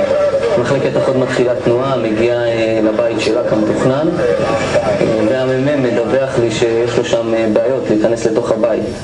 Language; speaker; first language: Hebrew; native; Hebrew